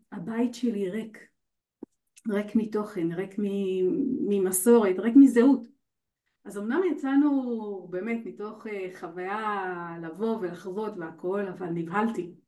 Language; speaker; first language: Hebrew; native; Hebrew